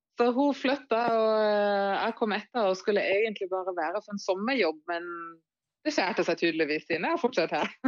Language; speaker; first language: Norwegian; non-native, fluent; German